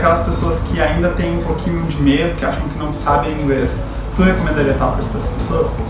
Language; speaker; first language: Portuguese; native; Portuguese